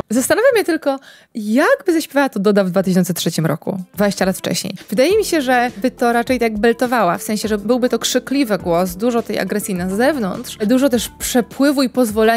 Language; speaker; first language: Polish; native; Polish